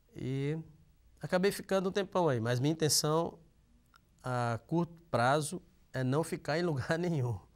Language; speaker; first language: Portuguese; native; Portuguese